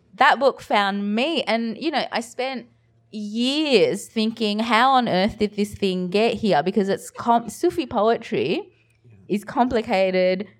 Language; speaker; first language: English; early bilingual, other home language; Bangla